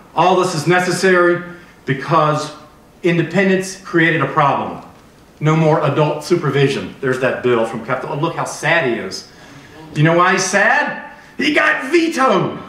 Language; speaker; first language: English; native; English